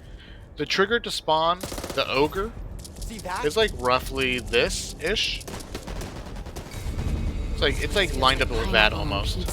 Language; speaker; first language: English; native; English